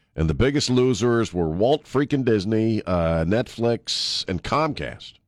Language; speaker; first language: English; native; English